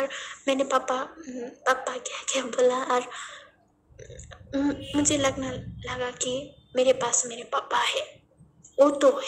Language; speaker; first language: Hindi; non-native, learner; Nepali